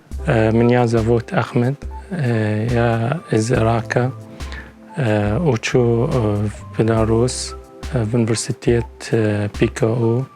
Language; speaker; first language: Russian; non-native, learner; Arabic